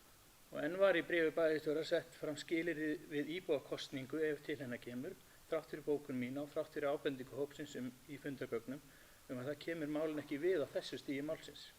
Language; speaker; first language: Icelandic; native; Icelandic